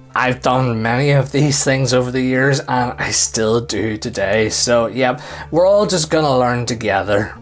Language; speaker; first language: English; native; English